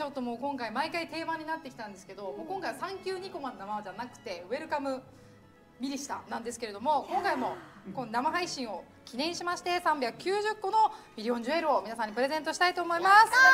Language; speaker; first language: Japanese; native; Japanese